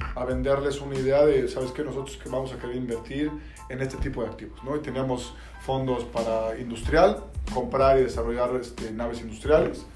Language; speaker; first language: Spanish; native; Spanish